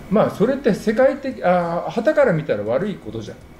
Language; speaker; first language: Japanese; native; Japanese